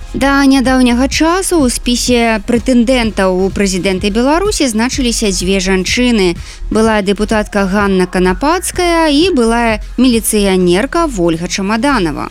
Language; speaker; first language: Belarusian; native; Belarusian